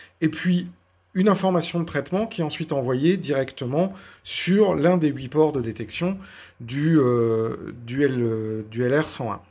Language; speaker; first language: French; native; French